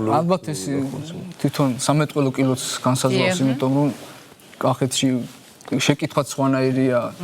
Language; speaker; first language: Georgian; native; Georgian